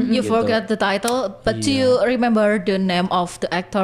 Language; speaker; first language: English; non-native, learner; Indonesian